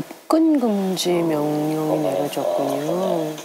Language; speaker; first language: Korean; native; Korean